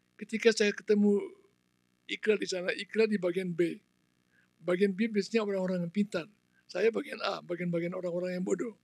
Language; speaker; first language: Indonesian; non-native, local second language; Balinese